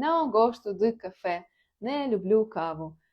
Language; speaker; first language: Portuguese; non-native, fluent; Ukrainian